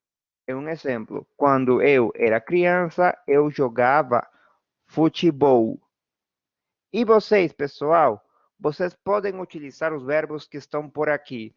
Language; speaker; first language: Portuguese; non-native, fluent; Spanish